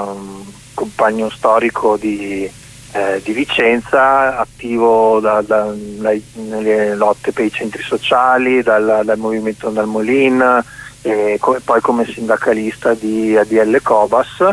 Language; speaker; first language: Italian; native; Italian